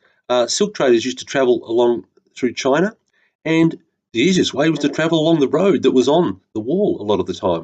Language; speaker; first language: English; native; English